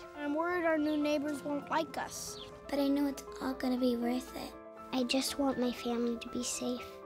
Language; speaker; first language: English; native; English